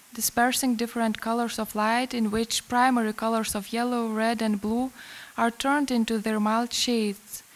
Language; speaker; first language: English; non-native, fluent; Lithuanian